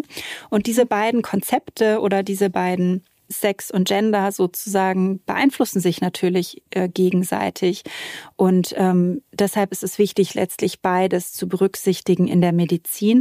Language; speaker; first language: German; native; German